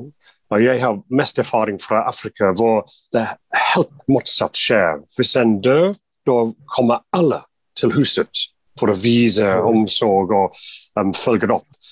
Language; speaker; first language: Norwegian; non-native, fluent; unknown